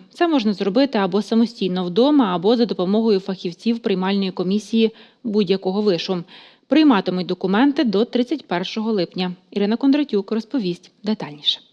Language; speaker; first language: Ukrainian; native; Ukrainian